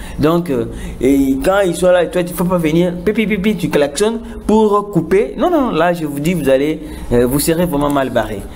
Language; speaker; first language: French; non-native, local second language; Lingala